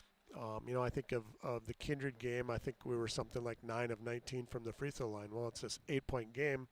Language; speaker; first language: English; native; English